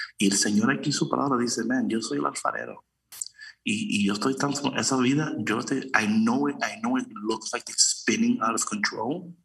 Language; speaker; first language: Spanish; early bilingual, heritage; Spanish